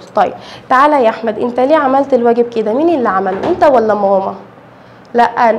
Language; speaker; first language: Arabic; native; Arabic